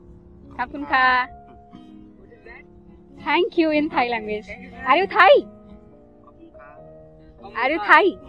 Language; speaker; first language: English; non-native, local second language; Hindi